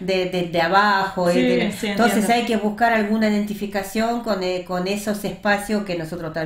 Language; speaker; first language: Spanish; early bilingual, heritage; Russian